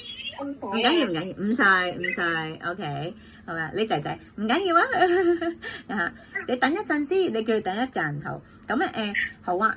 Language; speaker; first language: Cantonese; native; Cantonese